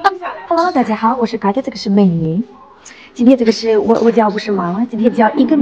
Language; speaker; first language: Chinese; non-native, learner; Ukrainian